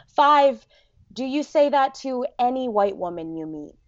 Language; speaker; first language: English; early bilingual, other home language; Arabic